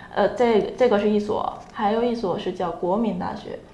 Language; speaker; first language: Chinese; non-native, fluent; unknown